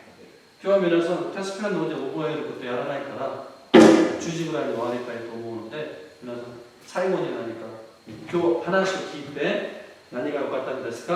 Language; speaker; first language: Japanese; non-native, fluent; Korean